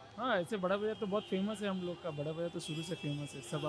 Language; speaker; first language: Hindi; native; Hindi